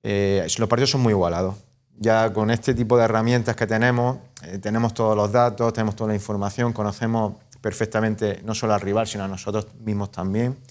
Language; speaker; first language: Spanish; native; Spanish